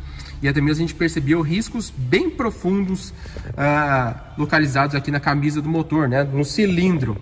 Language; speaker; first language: Portuguese; native; Portuguese